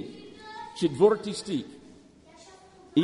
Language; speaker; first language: Russian; non-native, learner; English